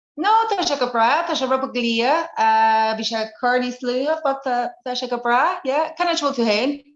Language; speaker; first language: Irish; non-native, local second language; English